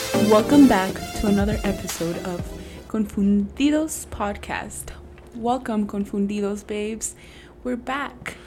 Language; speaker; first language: English; early bilingual, other home language; Spanish